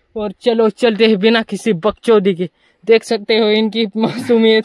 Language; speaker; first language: Hindi; non-native, local second language; Marathi